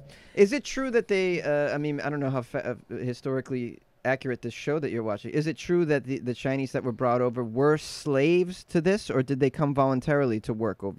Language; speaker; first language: English; native; English